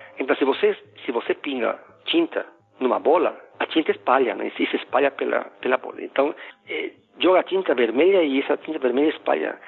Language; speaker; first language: Portuguese; non-native, fluent; Spanish